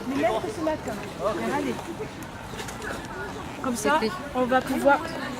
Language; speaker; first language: French; native; French